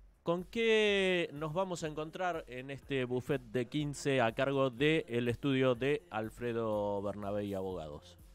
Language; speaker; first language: Spanish; native; Spanish